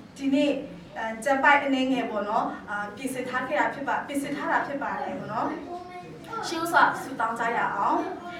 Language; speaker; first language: Burmese; non-native, local second language; Kachin